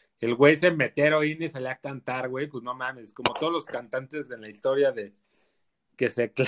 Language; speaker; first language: Spanish; native; Spanish